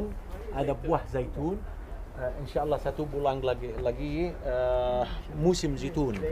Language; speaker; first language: Indonesian; non-native, learner; Arabic